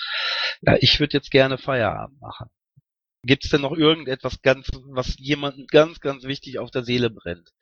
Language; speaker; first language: German; native; German